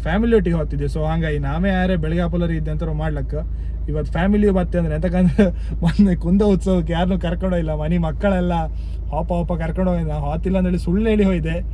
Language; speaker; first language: Kannada; native; Kannada